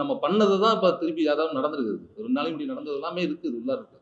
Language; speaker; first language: Tamil; native; Tamil